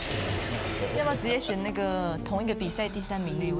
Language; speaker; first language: Chinese; native; Chinese